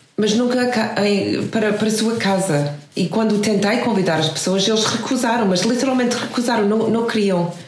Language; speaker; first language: Portuguese; non-native, fluent; English